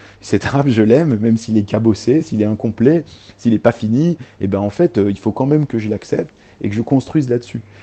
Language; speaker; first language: French; early bilingual, other home language; Arabic